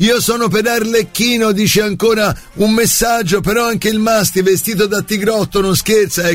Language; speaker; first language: Italian; native; Italian